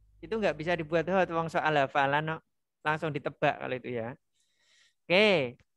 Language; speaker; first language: Indonesian; non-native, local second language; Javanese